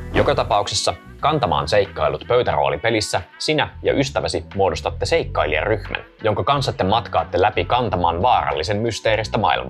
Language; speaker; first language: Finnish; native; Finnish